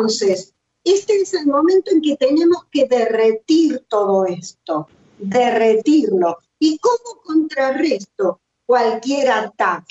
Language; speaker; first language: Spanish; native; Spanish